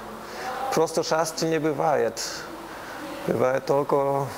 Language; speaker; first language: Russian; non-native, learner; German